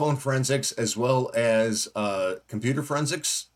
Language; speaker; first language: English; native; English